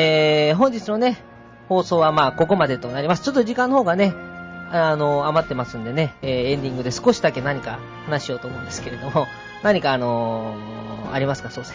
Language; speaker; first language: Japanese; native; Japanese